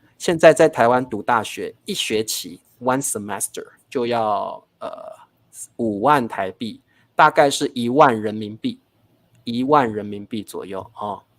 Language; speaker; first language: Chinese; native; Chinese